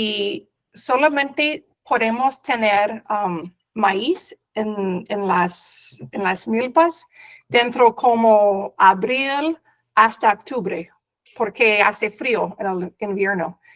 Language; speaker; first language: Spanish; non-native, learner; English